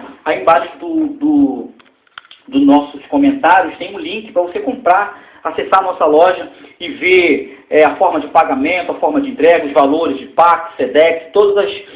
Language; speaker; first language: Portuguese; native; Portuguese